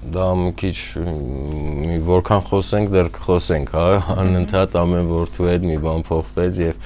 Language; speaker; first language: Armenian; native; Armenian